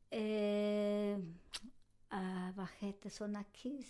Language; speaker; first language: Swedish; non-native, learner; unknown